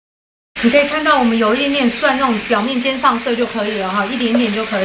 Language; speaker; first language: Chinese; native; Chinese